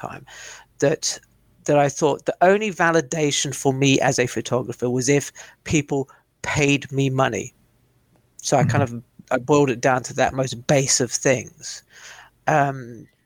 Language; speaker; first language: English; native; English